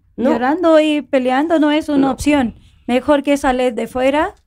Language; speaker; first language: Spanish; non-native, fluent; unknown